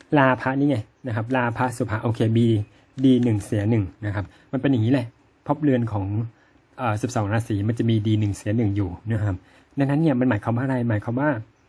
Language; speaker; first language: Thai; native; Thai